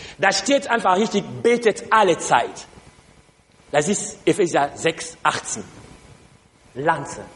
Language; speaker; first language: German; non-native, learner; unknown